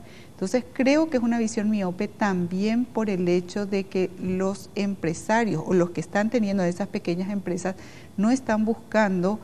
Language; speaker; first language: Spanish; native; Spanish